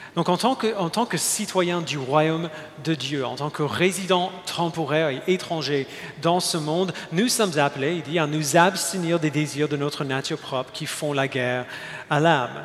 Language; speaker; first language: French; non-native, fluent; English